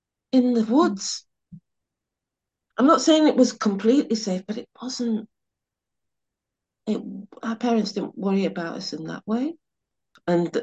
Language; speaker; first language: English; native; English